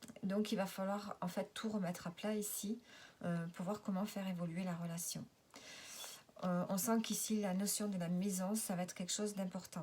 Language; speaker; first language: French; native; French